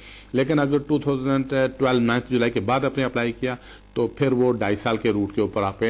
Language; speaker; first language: Urdu; native; Urdu